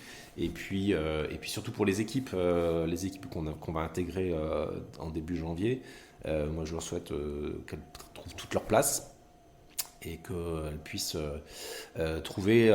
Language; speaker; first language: French; native; French